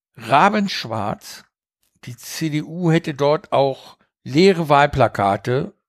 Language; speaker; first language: German; early bilingual, heritage; Spanish